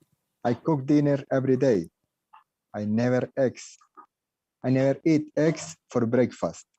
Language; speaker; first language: English; non-native, learner; Spanish